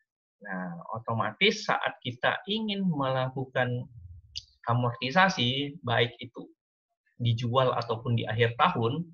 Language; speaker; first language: Indonesian; native; Indonesian